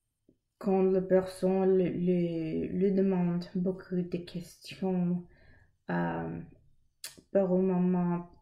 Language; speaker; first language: French; non-native, learner; English